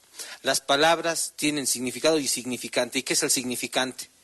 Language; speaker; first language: Spanish; native; Spanish